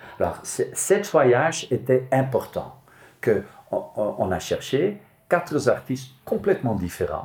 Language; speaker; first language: French; non-native, local second language; Dutch